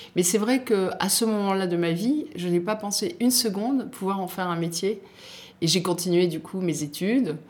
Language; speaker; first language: French; native; French